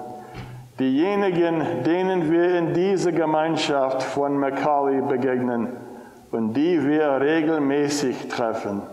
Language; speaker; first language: German; non-native, fluent; English